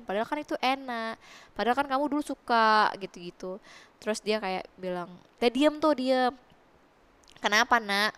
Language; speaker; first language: Indonesian; native; Indonesian